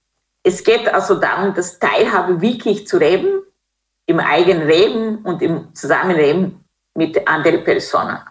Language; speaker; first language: German; non-native, fluent; Kinyarwanda